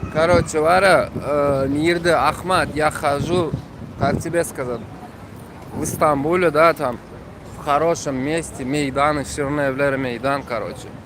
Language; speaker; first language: Russian; non-native, fluent; Turkmen